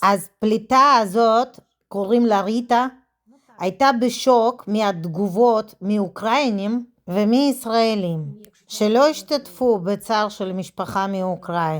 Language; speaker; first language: Hebrew; non-native, fluent; Russian